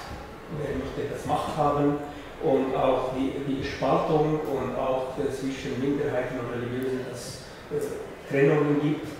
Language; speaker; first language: German; non-native, fluent; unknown